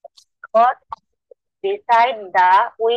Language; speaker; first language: English; non-native, learner; Bangla